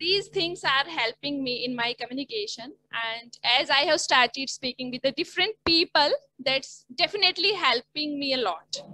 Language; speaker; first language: English; non-native, learner; Hindi